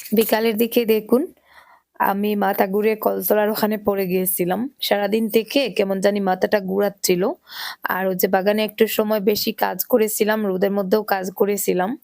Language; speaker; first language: Bangla; non-native, local second language; Sylheti